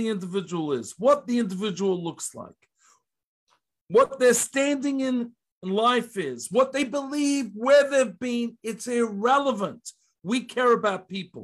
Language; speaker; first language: English; native; English